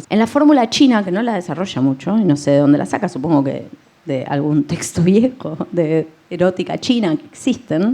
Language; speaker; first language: Spanish; native; Spanish